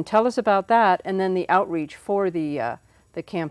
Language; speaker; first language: English; native; English